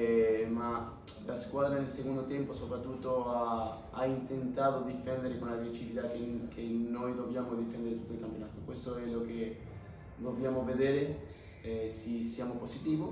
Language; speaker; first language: Italian; non-native, fluent; Spanish